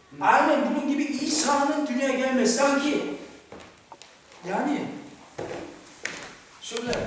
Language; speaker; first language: Turkish; non-native, fluent; Korean